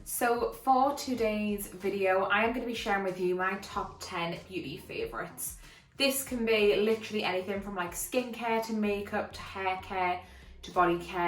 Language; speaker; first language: English; native; English